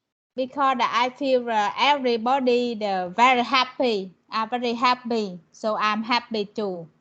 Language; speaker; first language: English; non-native, learner; Vietnamese